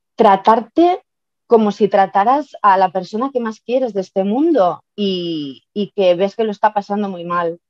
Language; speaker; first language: Spanish; native; Spanish